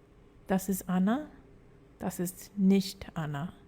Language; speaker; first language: German; non-native, fluent; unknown